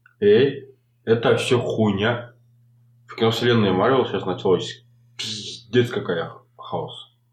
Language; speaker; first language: Russian; non-native, local second language; Kazakh